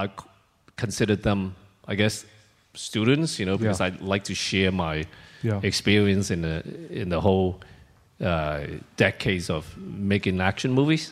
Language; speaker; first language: English; non-native, local second language; Cantonese